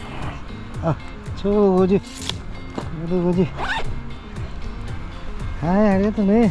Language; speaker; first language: Japanese; native; Japanese